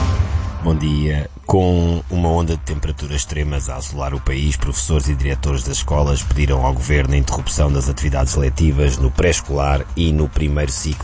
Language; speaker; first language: Portuguese; native; Portuguese